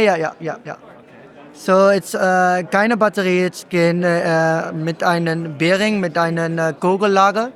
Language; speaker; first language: German; non-native, learner; Dutch